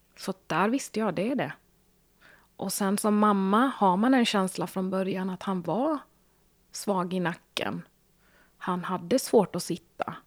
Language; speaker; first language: Swedish; early bilingual, other home language; Gujarati